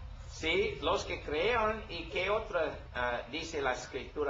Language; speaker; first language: Spanish; non-native, learner; English